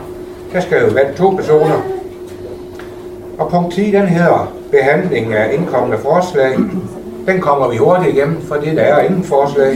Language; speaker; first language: Danish; native; Danish